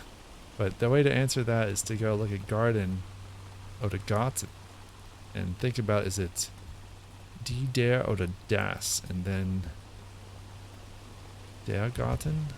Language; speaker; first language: German; non-native, learner; English